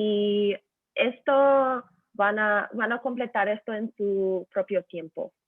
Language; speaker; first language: Spanish; early bilingual, heritage; Spanish